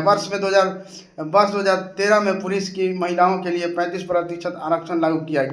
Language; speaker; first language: Hindi; native; Hindi